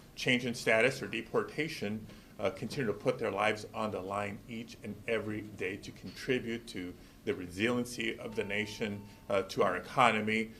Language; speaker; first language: English; early bilingual, other home language; Spanish